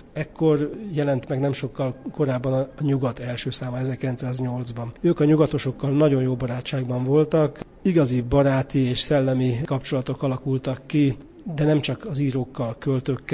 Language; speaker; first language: Hungarian; native; Hungarian